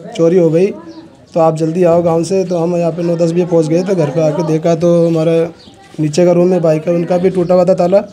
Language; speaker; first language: Hindi; native; Hindi